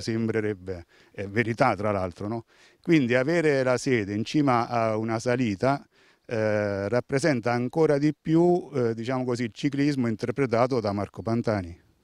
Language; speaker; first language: Italian; native; Italian